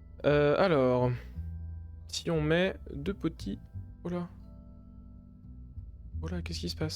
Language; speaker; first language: French; native; French